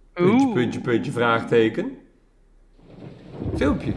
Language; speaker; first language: Dutch; native; Dutch